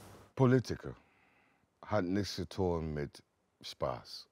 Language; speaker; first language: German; non-native, learner; English